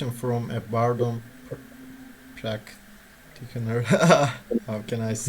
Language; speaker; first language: English; non-native, learner; Turkish